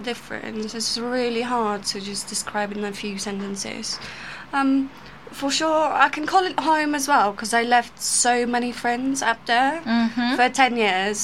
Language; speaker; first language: English; non-native, fluent; Polish